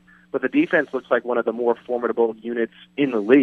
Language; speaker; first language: English; native; English